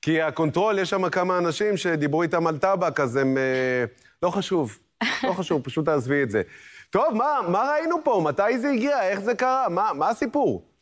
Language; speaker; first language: Hebrew; native; Hebrew